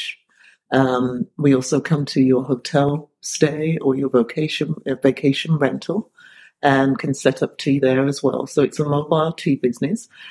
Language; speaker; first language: English; native; English